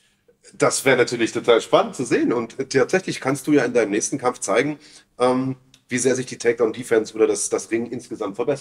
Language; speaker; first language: German; native; German